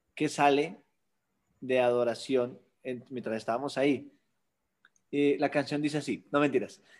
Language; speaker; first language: Spanish; native; Spanish